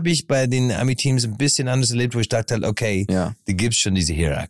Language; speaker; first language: German; non-native, fluent; English